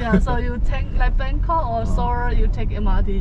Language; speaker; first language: English; non-native, learner; Chinese